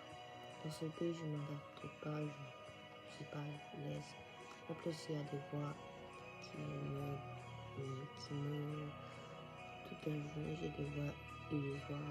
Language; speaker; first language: French; non-native, fluent; Japanese